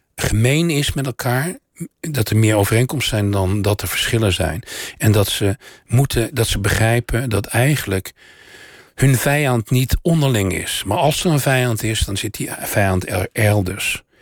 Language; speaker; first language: Dutch; native; Dutch